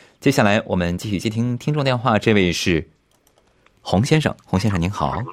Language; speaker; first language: Chinese; native; Chinese